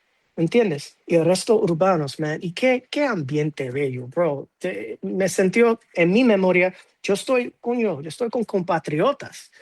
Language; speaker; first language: Spanish; non-native, fluent; English